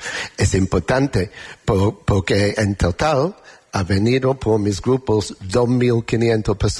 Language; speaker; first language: Spanish; non-native, learner; English